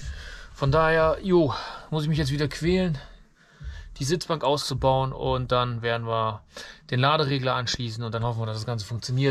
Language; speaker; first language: German; native; German